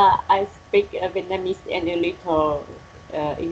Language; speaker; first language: English; non-native, learner; Vietnamese